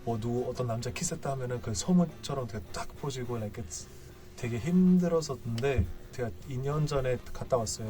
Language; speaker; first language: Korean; non-native, fluent; Spanish